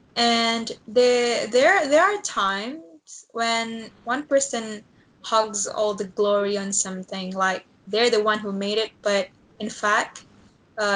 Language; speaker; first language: English; non-native, learner; Indonesian